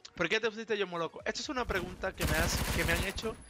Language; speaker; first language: Spanish; native; Spanish